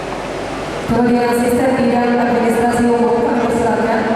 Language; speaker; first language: Indonesian; native; Indonesian